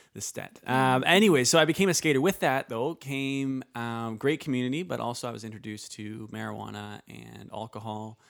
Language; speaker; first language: English; early bilingual, other home language; Icelandic